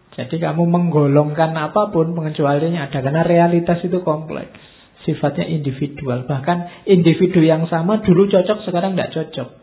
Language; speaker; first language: Indonesian; non-native, local second language; Javanese